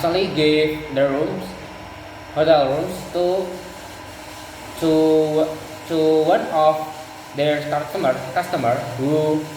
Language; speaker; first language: English; non-native, learner; Indonesian